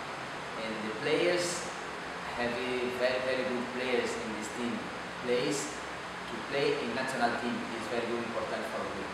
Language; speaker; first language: English; non-native, learner; Portuguese